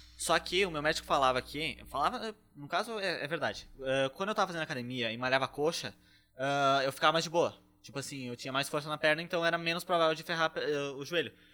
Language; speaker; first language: Portuguese; native; Portuguese